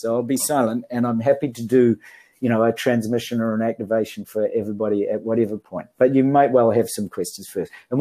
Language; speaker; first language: English; native; English